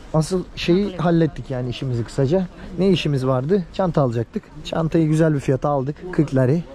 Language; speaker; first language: Turkish; native; Turkish